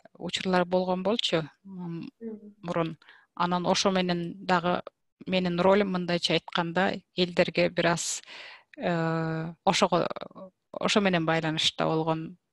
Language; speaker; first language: Kyrgyz; native; Kyrgyz